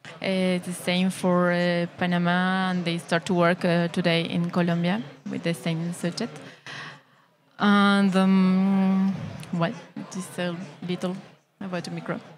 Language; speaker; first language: English; non-native, learner; Spanish